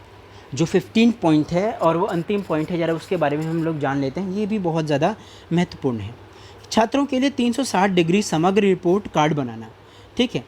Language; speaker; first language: Hindi; native; Hindi